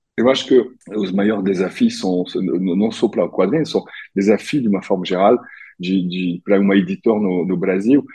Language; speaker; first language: Portuguese; non-native, fluent; French